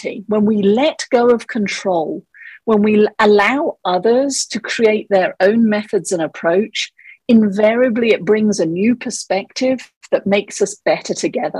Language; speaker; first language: English; native; English